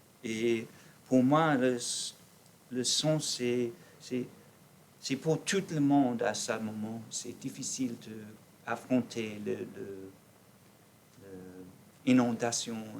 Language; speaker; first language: French; non-native, learner; English